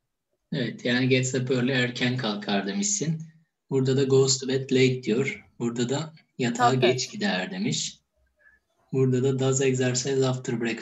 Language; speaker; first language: Turkish; native; Turkish